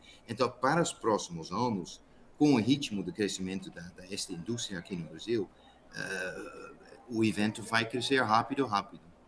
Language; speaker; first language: Portuguese; non-native, fluent; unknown